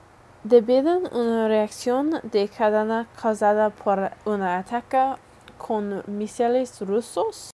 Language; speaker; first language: Spanish; non-native, learner; English